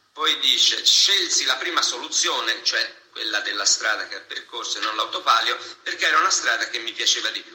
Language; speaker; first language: Italian; native; Italian